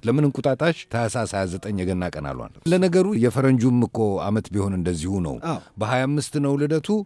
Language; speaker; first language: Amharic; native; Amharic